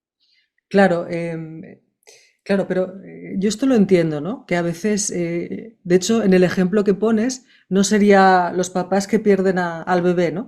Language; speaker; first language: Spanish; native; Spanish